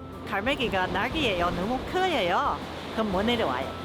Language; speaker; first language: Korean; non-native, learner; Chinese